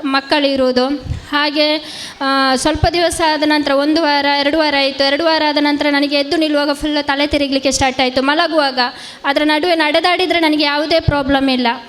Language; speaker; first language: Kannada; non-native, local second language; Konkani